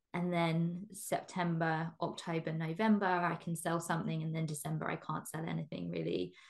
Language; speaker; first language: English; native; English